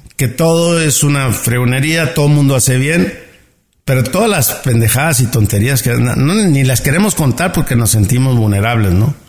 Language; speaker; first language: Spanish; native; Spanish